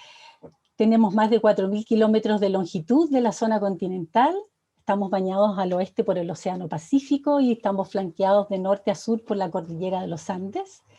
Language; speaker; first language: Spanish; native; Spanish